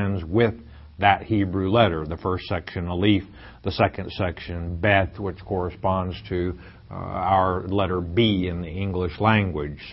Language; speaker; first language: English; native; English